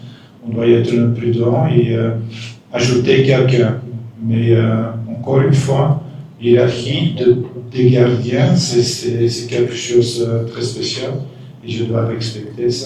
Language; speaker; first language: French; non-native, fluent; Dutch